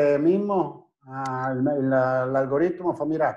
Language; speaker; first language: Italian; native; Italian